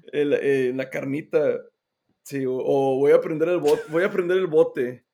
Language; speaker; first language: English; native; English